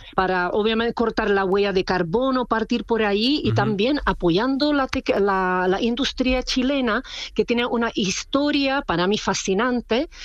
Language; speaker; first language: Spanish; non-native, fluent; Czech